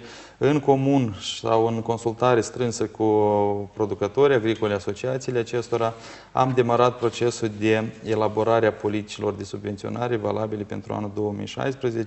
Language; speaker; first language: Romanian; native; Romanian